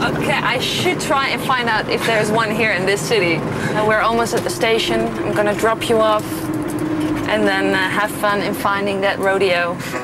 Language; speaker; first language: English; non-native, fluent; Dutch